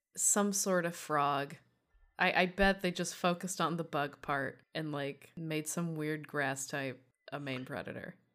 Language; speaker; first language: English; native; English